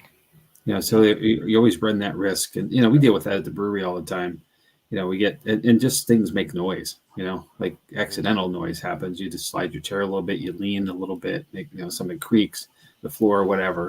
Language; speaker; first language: English; native; English